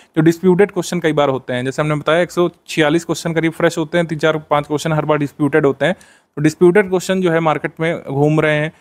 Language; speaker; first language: Hindi; native; Hindi